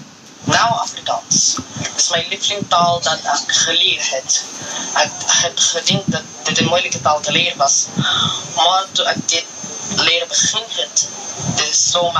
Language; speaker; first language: Dutch; non-native, learner; Filipino